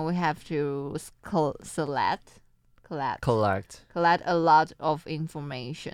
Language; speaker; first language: English; non-native, learner; Chinese